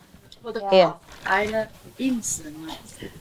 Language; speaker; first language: German; non-native, learner; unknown